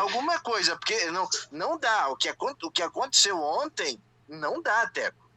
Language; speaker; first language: Portuguese; native; Portuguese